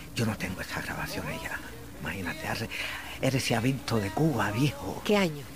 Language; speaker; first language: Spanish; native; Spanish